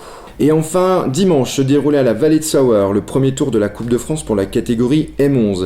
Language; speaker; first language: French; native; French